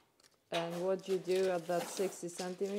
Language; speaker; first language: English; native; English